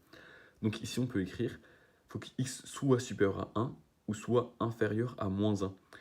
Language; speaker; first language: French; native; French